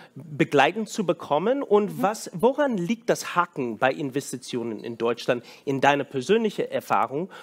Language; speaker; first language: German; non-native, fluent; English